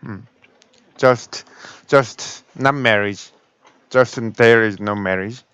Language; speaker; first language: English; non-native, learner; Korean